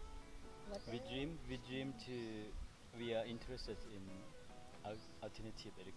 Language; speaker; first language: English; non-native, fluent; Thai